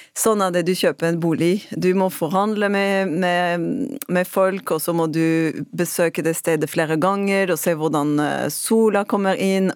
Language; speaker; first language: Norwegian; non-native, fluent; French